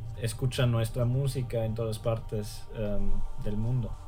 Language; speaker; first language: Spanish; early bilingual, heritage; German